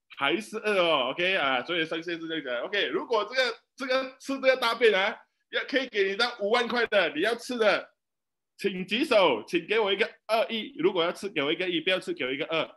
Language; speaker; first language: Chinese; native; Chinese